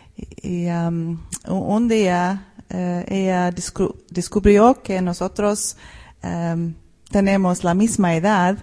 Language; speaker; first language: Spanish; non-native, fluent; Swedish